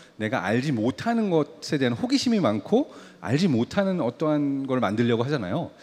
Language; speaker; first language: Korean; early bilingual, heritage; Korean